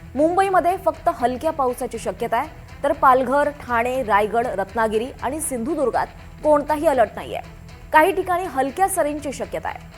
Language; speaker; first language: Marathi; native; Marathi